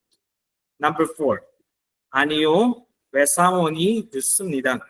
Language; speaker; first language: Korean; non-native, fluent; Filipino